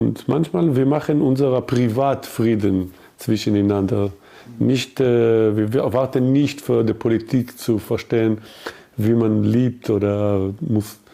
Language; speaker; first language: German; non-native, learner; Hebrew